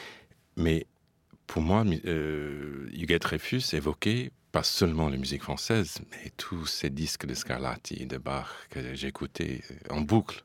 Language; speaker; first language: French; non-native, fluent; English